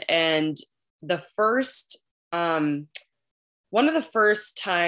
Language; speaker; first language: English; native; English